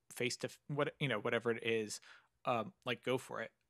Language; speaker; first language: English; native; English